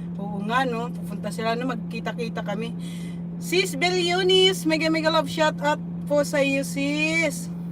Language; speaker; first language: Filipino; non-native, local second language; Bikol